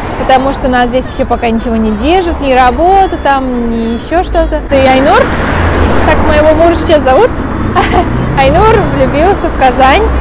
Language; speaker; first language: Russian; native; Russian